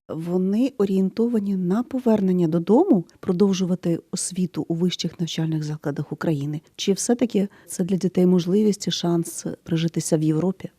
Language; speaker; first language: Ukrainian; native; Ukrainian